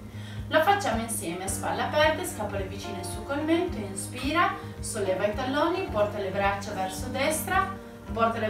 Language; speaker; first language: Italian; native; Italian